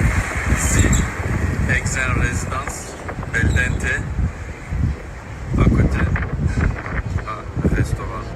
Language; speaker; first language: French; non-native, learner; Turkish